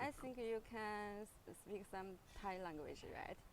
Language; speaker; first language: English; non-native, learner; Chinese